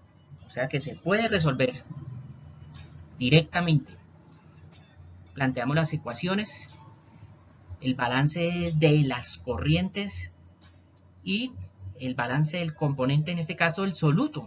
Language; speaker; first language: Spanish; native; Spanish